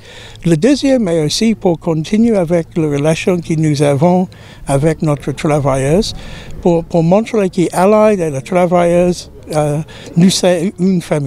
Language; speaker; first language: French; non-native, learner; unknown